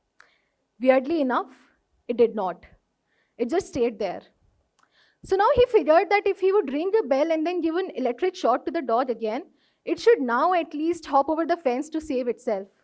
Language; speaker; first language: English; non-native, local second language; Hindi